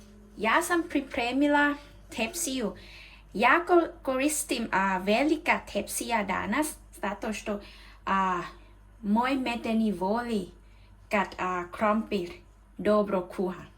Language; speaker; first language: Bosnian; non-native, learner; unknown